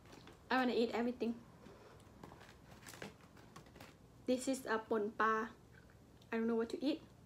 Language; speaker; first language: English; non-native, local second language; Lao